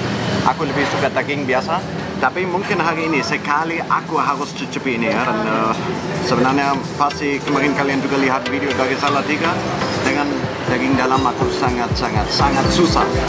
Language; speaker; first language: Indonesian; non-native, fluent; German